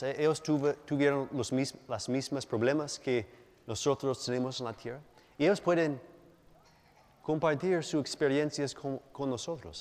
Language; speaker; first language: Spanish; non-native, fluent; English